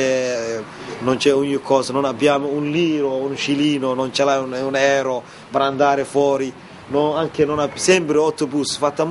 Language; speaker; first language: Italian; non-native, learner; Somali